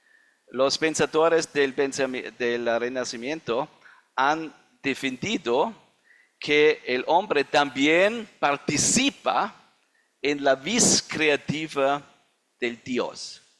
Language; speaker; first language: Spanish; non-native, fluent; German